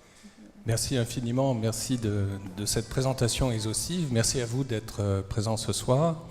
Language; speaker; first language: French; native; French